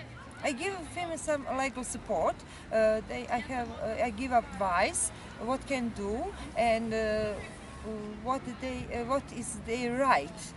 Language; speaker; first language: English; non-native, learner; Serbian